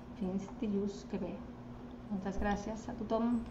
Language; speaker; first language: Catalan; non-native, learner; Spanish